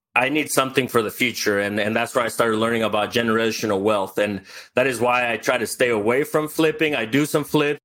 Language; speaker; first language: English; early bilingual, other home language; Spanish